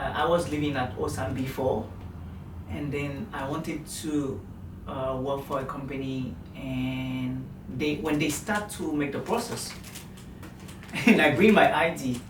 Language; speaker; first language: English; non-native, fluent; Arabic